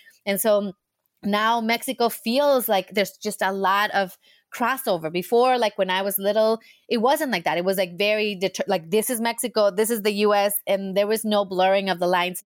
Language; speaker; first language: English; early bilingual, heritage; English